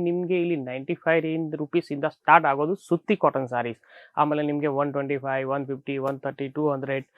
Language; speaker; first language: Kannada; non-native, fluent; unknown